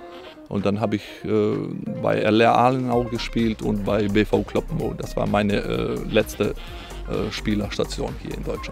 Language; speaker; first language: German; non-native, fluent; Croatian